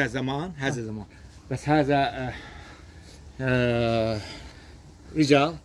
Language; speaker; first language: Arabic; non-native, learner; Azerbaijani